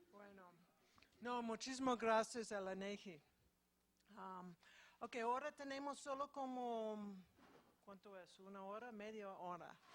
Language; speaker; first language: Spanish; non-native, fluent; English